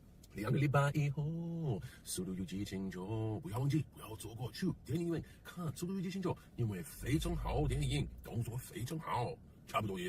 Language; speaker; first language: Chinese; non-native, learner; English